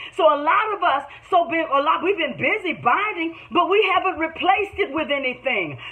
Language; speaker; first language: English; native; English